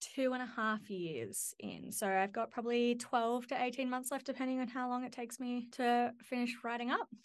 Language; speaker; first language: English; native; English